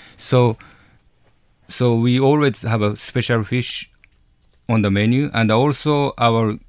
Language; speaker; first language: English; non-native, learner; Japanese